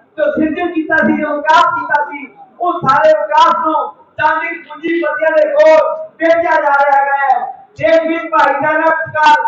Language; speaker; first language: Hindi; non-native, local second language; Punjabi